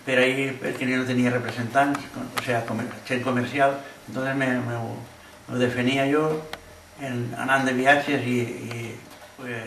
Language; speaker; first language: Spanish; non-native, local second language; Catalan